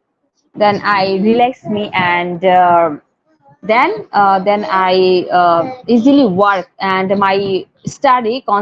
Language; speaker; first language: English; non-native, learner; Bangla